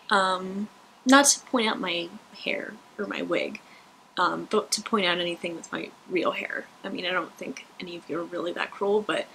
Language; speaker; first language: English; native; English